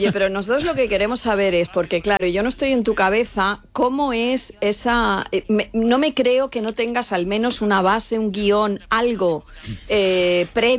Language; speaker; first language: Spanish; native; Spanish